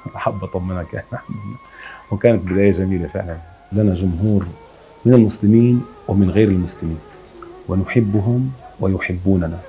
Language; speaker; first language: Arabic; native; Arabic